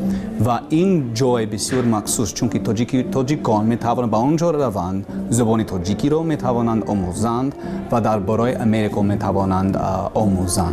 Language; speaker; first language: Persian; non-native, learner; English